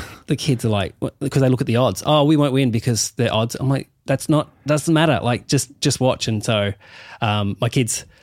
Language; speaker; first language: English; native; English